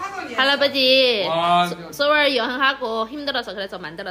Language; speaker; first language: Korean; non-native, learner; Chinese